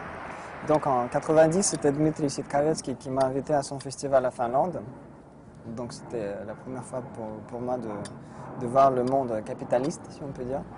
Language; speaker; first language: French; non-native, fluent; Russian